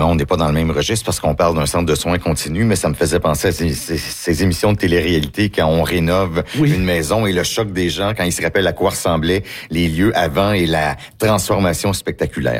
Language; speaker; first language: French; native; French